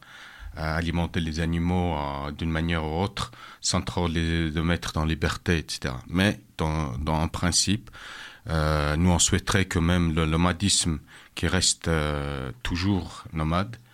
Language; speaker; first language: French; non-native, fluent; Mongolian